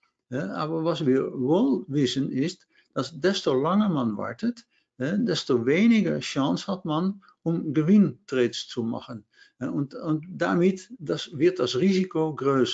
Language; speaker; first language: German; non-native, learner; Dutch